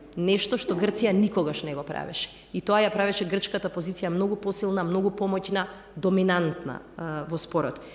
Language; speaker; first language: Macedonian; native; Macedonian